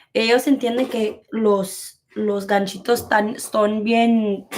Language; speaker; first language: Spanish; early bilingual, heritage; Spanish